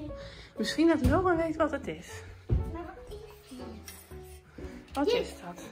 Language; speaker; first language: Dutch; native; Dutch